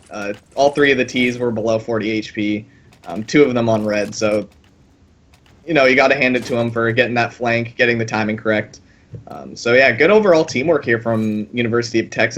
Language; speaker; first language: English; native; English